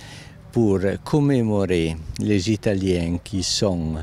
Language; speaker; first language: French; non-native, local second language; Italian